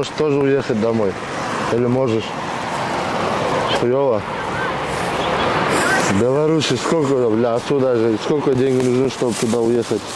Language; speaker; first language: Russian; non-native, local second language; Kyrgyz